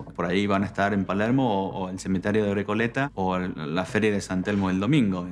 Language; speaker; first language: Spanish; non-native, fluent; English